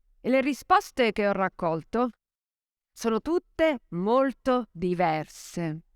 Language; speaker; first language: Italian; native; Italian